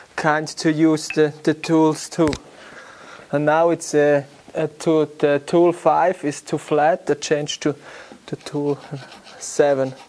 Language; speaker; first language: English; non-native, learner; German